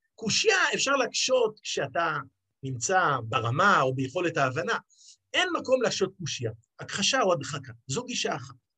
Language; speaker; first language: Hebrew; native; Hebrew